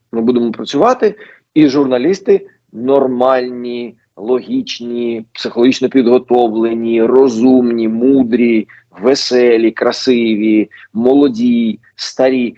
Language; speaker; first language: Ukrainian; non-native, local second language; Russian